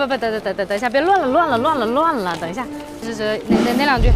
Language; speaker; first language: Chinese; native; Chinese